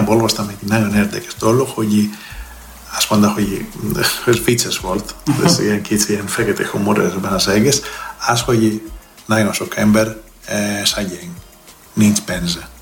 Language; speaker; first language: Hungarian; non-native, fluent; Greek